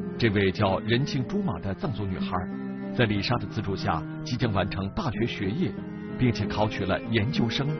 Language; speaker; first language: Chinese; native; Chinese